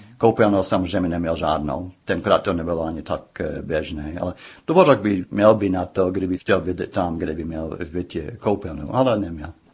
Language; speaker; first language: Czech; non-native, fluent; English